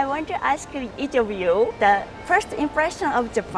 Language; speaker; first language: English; non-native, learner; Japanese